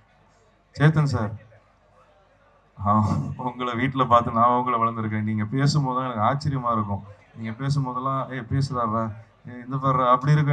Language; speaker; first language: Tamil; native; Tamil